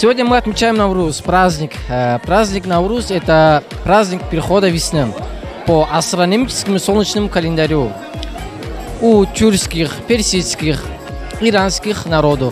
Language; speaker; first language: Russian; non-native, local second language; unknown